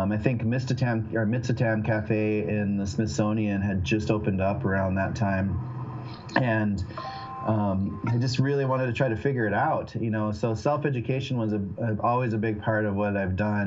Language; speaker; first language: English; native; English